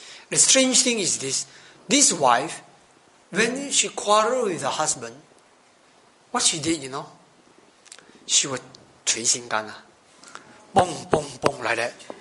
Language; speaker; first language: English; non-native, local second language; Chinese